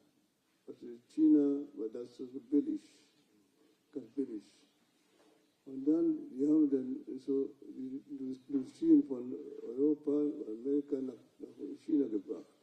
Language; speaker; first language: German; non-native, fluent; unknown